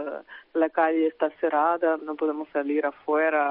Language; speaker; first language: Spanish; non-native, fluent; Ukrainian